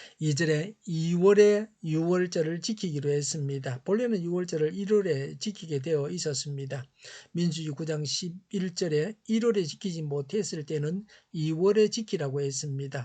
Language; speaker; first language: Korean; native; Korean